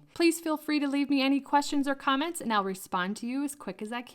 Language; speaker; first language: English; native; English